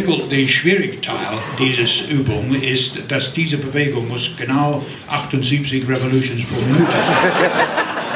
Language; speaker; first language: German; non-native, learner; English